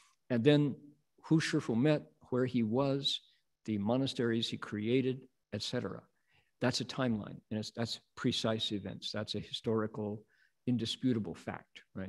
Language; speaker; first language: English; native; English